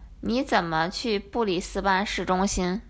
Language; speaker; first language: Chinese; non-native, learner; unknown